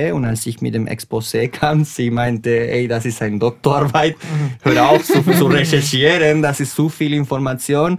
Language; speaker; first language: German; non-native, fluent; Spanish